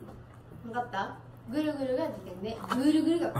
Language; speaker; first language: Japanese; native; Japanese